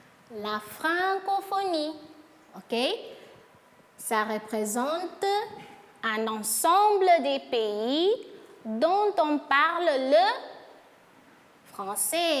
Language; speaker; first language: French; non-native, fluent; Portuguese